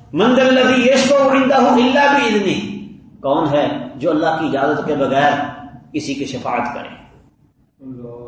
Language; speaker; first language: Urdu; native; Urdu